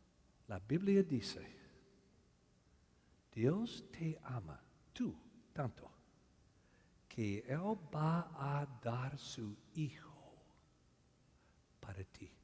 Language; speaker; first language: Spanish; non-native, learner; English